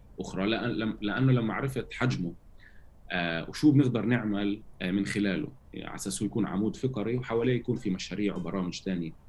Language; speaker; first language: Arabic; native; Arabic